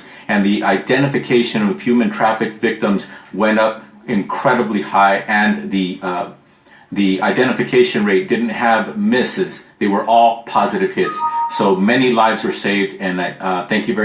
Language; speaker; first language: English; native; English